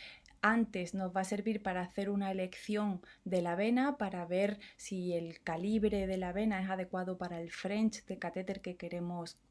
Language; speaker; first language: Spanish; native; Spanish